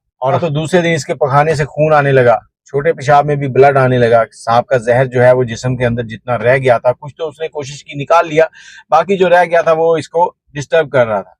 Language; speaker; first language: Urdu; non-native, local second language; Punjabi